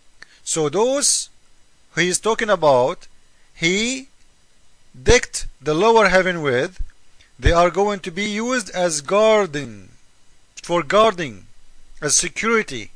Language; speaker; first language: English; non-native, fluent; Arabic